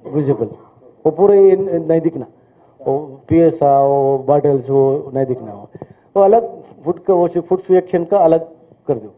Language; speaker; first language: Hindi; non-native, local second language; Telugu